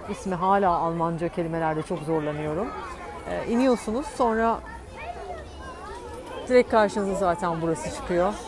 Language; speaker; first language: Turkish; native; Turkish